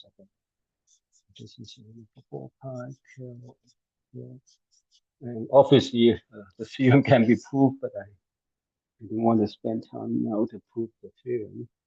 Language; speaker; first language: English; non-native, fluent; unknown